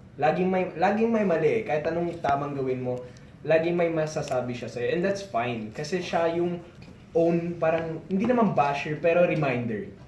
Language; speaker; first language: Filipino; early bilingual, heritage; Filipino